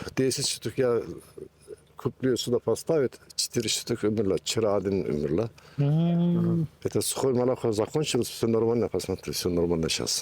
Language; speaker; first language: Russian; non-native, learner; Turkish